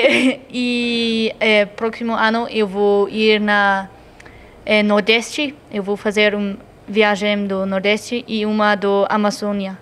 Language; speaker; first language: Portuguese; non-native, learner; German